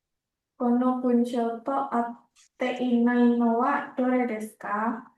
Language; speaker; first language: Japanese; non-native, learner; Indonesian